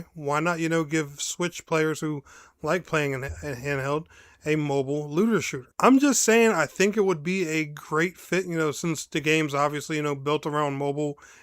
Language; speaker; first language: English; native; English